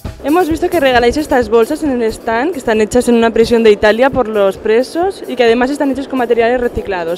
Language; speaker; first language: Spanish; native; Spanish